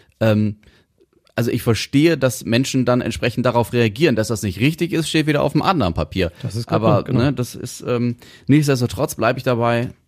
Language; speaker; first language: German; native; German